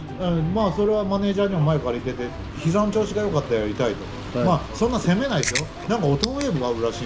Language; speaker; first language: Japanese; native; Japanese